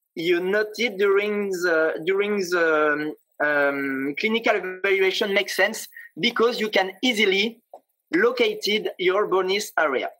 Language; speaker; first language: English; non-native, fluent; French